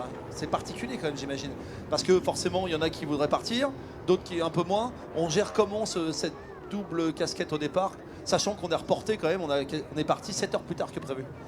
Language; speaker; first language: French; native; French